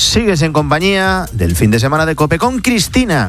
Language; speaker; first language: Spanish; native; Spanish